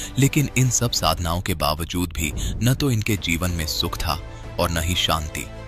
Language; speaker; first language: Hindi; native; Hindi